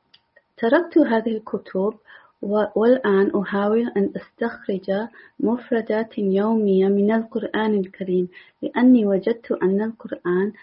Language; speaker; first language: Arabic; non-native, learner; English